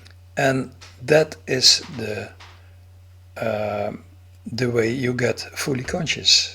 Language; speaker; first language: English; non-native, fluent; Dutch